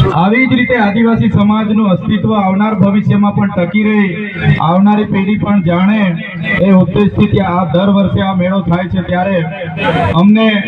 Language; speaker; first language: Gujarati; non-native, local second language; Vasavi